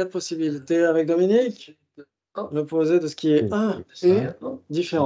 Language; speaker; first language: French; native; French